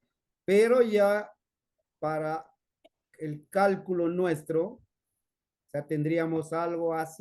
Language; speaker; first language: Spanish; native; Spanish